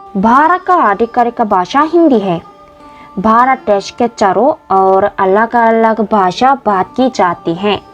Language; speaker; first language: Hindi; non-native, fluent; Korean